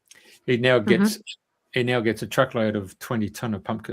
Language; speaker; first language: English; native; English